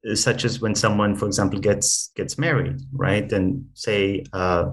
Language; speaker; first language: English; non-native, fluent; Hebrew